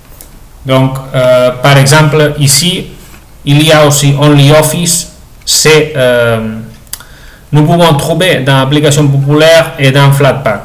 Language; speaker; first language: French; non-native, learner; Spanish